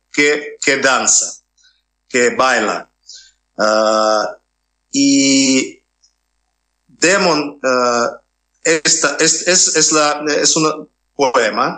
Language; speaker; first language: Spanish; non-native, fluent; Russian